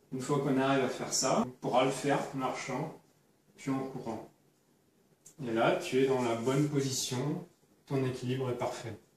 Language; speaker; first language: French; native; French